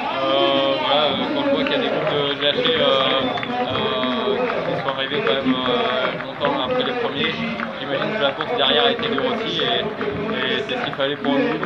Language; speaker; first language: French; native; French